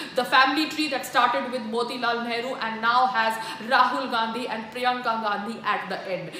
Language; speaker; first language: Hindi; native; Hindi